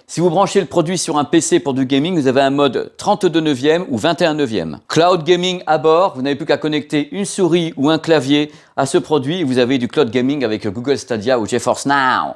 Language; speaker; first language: French; native; French